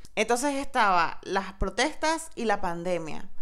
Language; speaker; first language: Spanish; native; Spanish